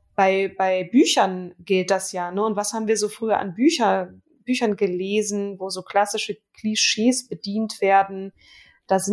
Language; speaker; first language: German; native; German